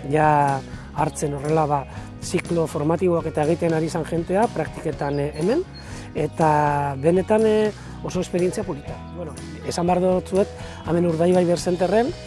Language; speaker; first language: Basque; native; Basque